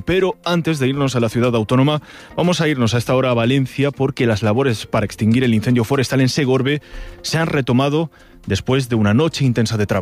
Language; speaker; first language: Spanish; native; Spanish